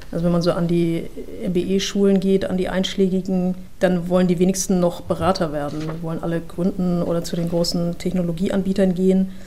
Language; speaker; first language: German; native; German